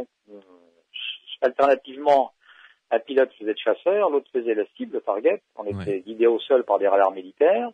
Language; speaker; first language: French; native; French